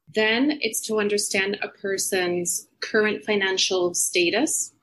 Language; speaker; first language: English; non-native, fluent; Spanish